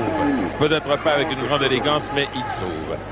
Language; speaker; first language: French; native; French